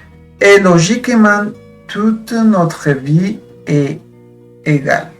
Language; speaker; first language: French; non-native, fluent; Spanish